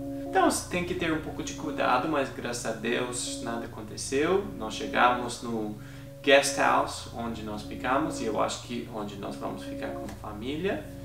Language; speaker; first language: Portuguese; non-native, fluent; English